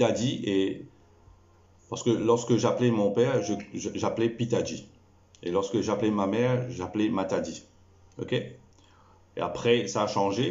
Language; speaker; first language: French; non-native, local second language; Morisyen